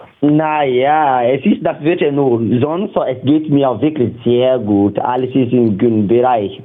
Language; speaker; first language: German; non-native, learner; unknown